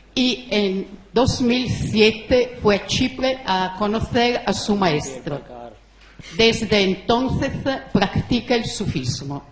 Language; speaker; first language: Spanish; non-native, fluent; Italian